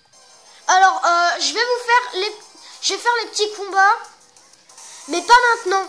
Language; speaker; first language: French; native; French